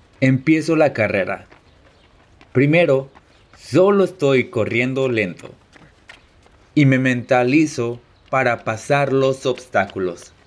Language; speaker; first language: Spanish; early bilingual, heritage; Spanish